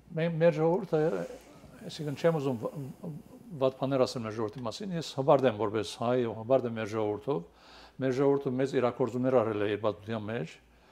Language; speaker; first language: Armenian; early bilingual, heritage; Armenian